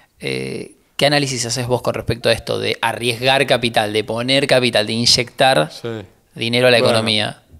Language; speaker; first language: Spanish; native; Spanish